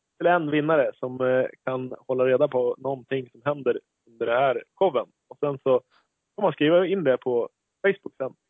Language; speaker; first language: Swedish; native; Swedish